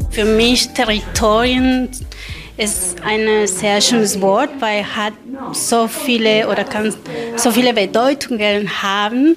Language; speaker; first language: German; non-native, learner; Spanish